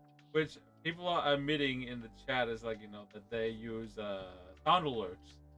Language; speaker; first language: English; early bilingual, other home language; Spanish